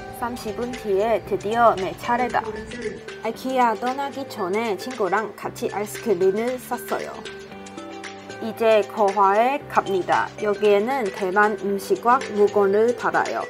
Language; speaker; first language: Korean; non-native, learner; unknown